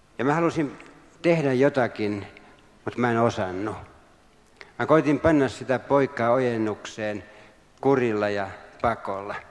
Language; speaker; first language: Finnish; native; Finnish